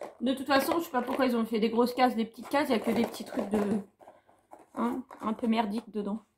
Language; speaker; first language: French; native; French